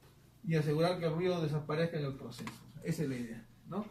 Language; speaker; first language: Spanish; native; Spanish